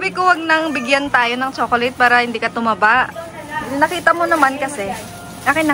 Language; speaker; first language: Filipino; native; Filipino